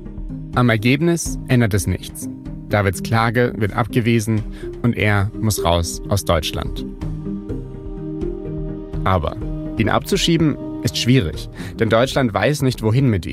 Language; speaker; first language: German; native; German